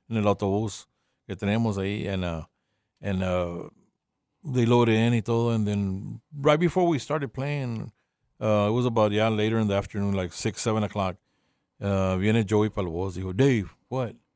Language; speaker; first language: English; early bilingual, other home language; Spanish